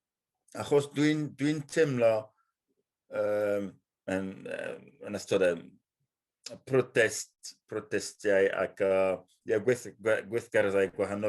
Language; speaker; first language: Welsh; non-native, fluent; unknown